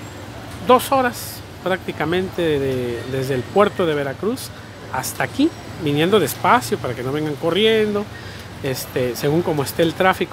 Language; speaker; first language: Spanish; native; Spanish